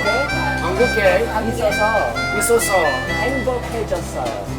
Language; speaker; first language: Korean; non-native, fluent; English